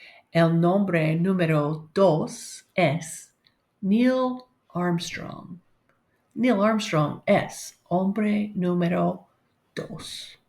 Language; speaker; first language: Spanish; non-native, learner; English